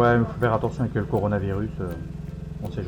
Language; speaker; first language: French; native; French